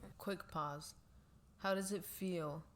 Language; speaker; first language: English; non-native, local second language; Spanish